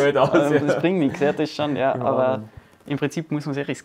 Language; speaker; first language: German; native; German